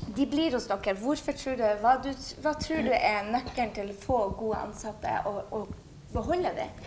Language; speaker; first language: Norwegian; native; Norwegian